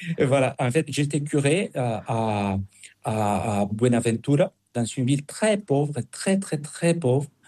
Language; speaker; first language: French; non-native, fluent; Spanish